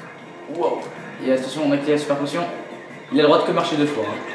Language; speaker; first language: French; native; French